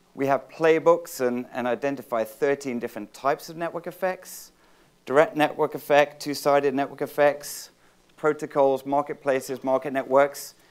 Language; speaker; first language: English; native; English